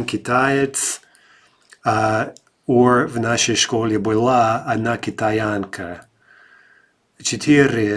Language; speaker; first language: Russian; non-native, fluent; English